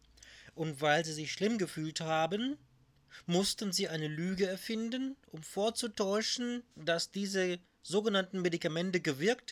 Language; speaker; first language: German; native; German